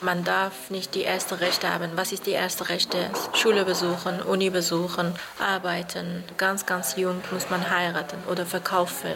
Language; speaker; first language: German; non-native, fluent; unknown